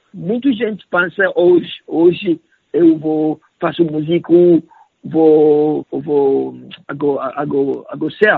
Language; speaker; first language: Portuguese; non-native, learner; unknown